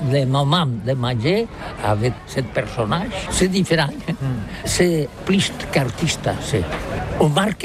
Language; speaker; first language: French; non-native, learner; Catalan